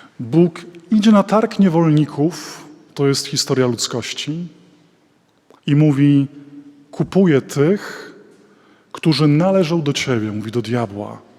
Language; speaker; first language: Polish; native; Polish